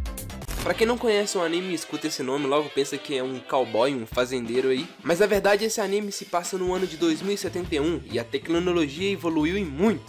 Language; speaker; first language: Portuguese; native; Portuguese